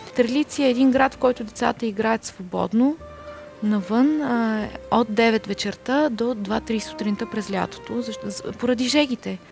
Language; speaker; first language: Bulgarian; native; Bulgarian